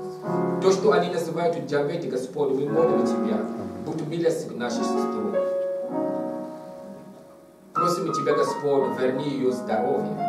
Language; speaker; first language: Russian; non-native, fluent; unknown